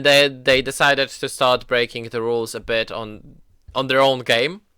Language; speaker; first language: English; native; English